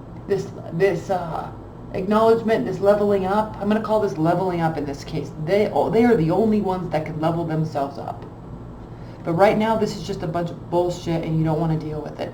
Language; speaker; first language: English; native; English